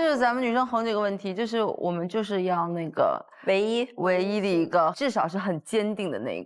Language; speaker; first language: Chinese; native; Chinese